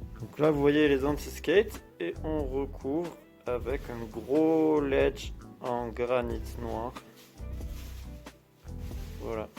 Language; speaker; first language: French; native; French